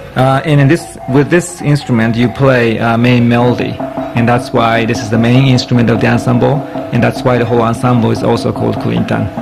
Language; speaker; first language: English; non-native, fluent; Japanese